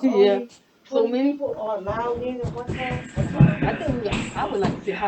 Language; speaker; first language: English; native; English